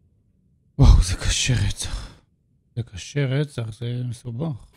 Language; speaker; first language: Hebrew; native; Hebrew